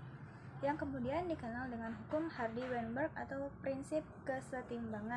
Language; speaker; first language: Indonesian; native; Indonesian